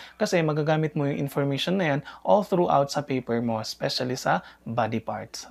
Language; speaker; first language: Filipino; native; Filipino